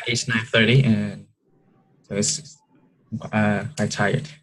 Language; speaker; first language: English; non-native, learner; Vietnamese